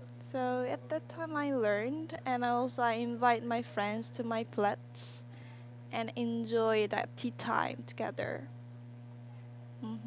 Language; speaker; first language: English; non-native, learner; Korean